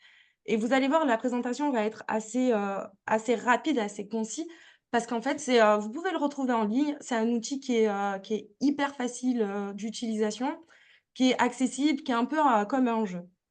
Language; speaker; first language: French; native; French